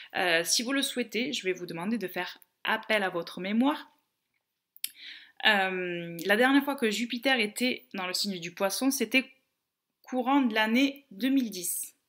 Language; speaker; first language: French; native; French